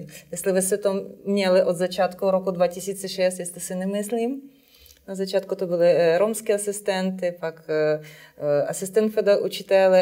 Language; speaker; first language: Czech; non-native, fluent; Ukrainian